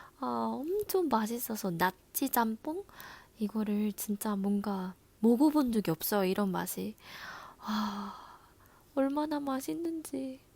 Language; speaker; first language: Korean; non-native, learner; Japanese